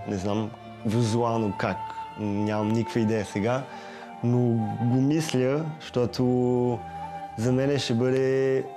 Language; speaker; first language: Bulgarian; early bilingual, heritage; Bulgarian